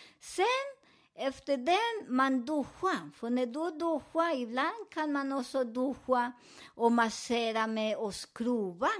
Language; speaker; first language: Swedish; non-native, fluent; Spanish